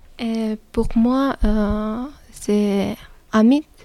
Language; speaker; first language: French; non-native, fluent; Czech